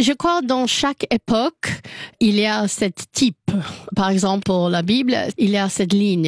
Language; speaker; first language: French; non-native, learner; English